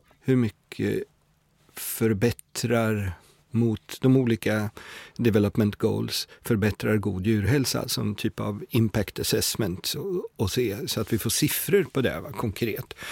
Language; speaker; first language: Swedish; native; Swedish